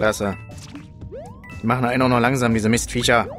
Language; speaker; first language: German; native; German